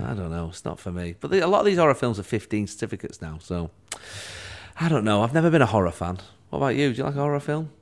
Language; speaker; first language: English; native; English